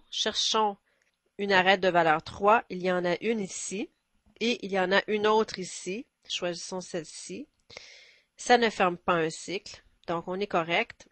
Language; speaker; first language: French; native; French